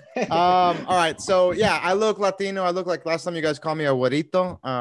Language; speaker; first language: English; early bilingual, other home language; Spanish